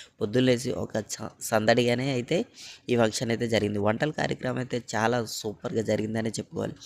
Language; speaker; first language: Telugu; native; Telugu